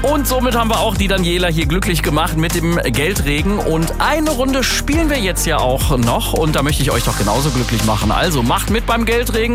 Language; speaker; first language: German; native; German